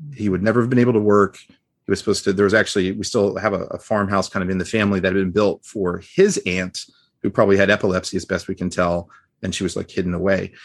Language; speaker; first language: English; early bilingual, other home language; Spanish